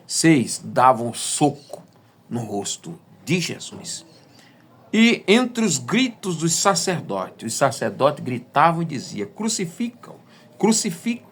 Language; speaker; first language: Portuguese; native; Portuguese